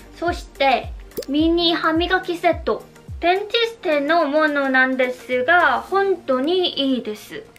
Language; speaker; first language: Japanese; non-native, learner; Korean